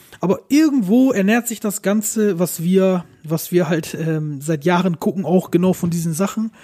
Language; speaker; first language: German; early bilingual, other home language; Turkish